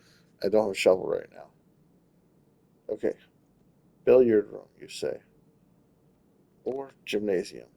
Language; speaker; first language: English; native; English